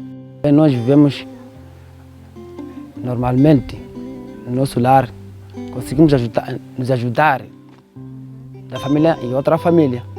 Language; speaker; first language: Portuguese; non-native, local second language; Makhuwa